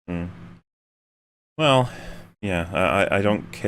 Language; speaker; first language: English; native; English